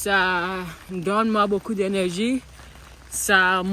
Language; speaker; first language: French; non-native, learner; English